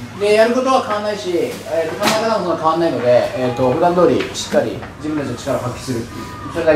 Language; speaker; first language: Japanese; native; Japanese